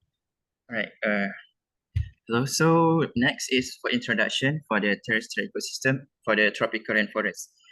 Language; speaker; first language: English; non-native, fluent; Malay